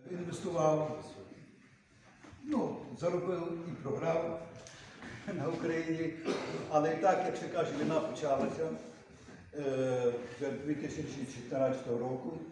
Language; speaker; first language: Ukrainian; early bilingual, heritage; Ukrainian